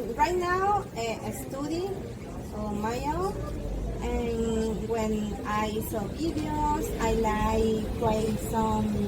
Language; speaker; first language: English; non-native, learner; Spanish